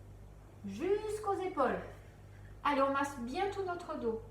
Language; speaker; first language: French; native; French